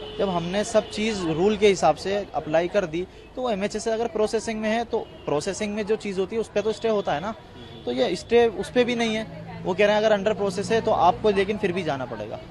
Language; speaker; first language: Hindi; native; Hindi